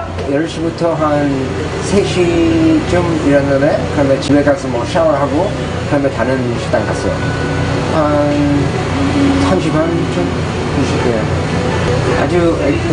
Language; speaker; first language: Korean; early bilingual, heritage; Korean